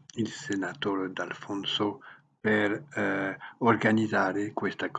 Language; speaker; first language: Italian; non-native, learner; French